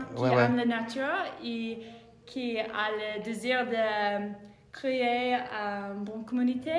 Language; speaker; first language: French; non-native, learner; English